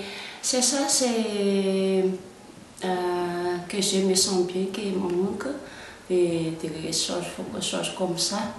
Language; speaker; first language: French; non-native, local second language; Malagasy